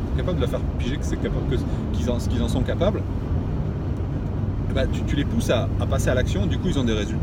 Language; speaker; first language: French; native; French